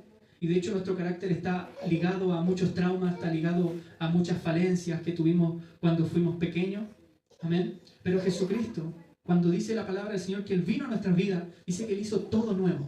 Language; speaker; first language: Spanish; native; Spanish